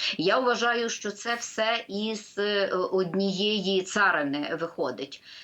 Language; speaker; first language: Ukrainian; native; Ukrainian